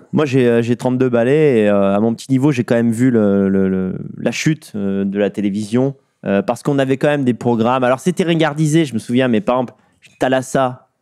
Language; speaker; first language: French; native; French